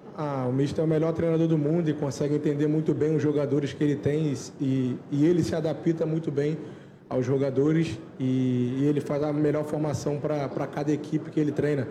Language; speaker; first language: Portuguese; native; Portuguese